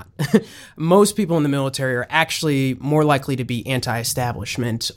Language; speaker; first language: English; native; English